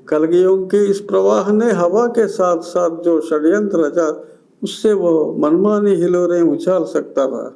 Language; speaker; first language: Hindi; non-native, local second language; Telugu